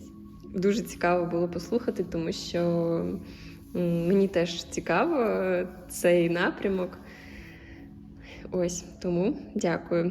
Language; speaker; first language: Ukrainian; native; Ukrainian